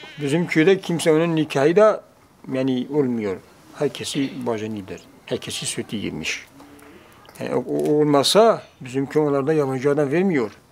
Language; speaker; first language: Turkish; non-native, local second language; Kurdish